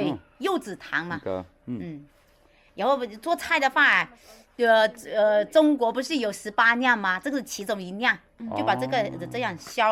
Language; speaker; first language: Chinese; native; Chinese